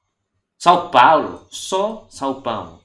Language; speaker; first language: Portuguese; non-native, fluent; Indonesian